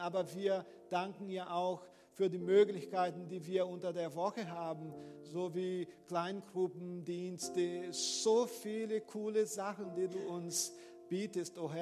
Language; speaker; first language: German; non-native, fluent; Portuguese